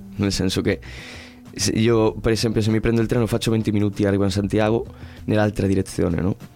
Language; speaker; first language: Italian; non-native, fluent; Spanish